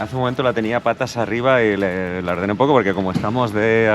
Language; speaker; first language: Spanish; native; Spanish